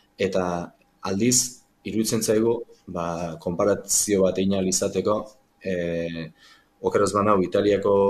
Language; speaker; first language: Basque; native; Basque